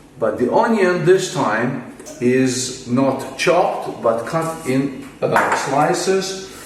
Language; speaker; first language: English; non-native, fluent; Hebrew